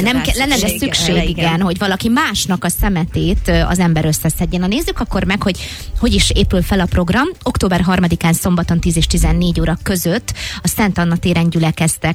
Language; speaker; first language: Hungarian; native; Hungarian